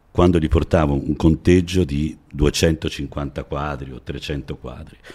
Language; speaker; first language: Italian; native; Italian